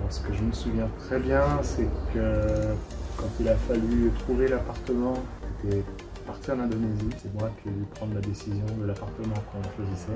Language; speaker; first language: French; native; French